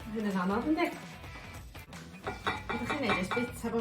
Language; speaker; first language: Welsh; native; Welsh